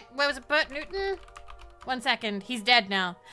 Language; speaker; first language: English; native; English